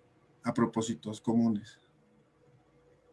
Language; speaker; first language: Spanish; native; Spanish